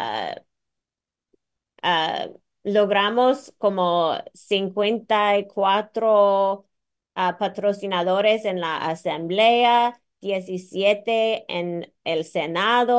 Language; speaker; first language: Spanish; non-native, fluent; English